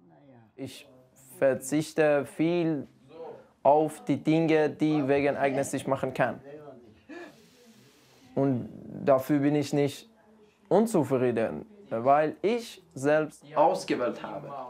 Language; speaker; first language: German; non-native, learner; Persian